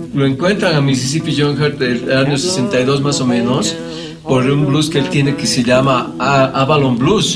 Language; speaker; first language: Spanish; native; Spanish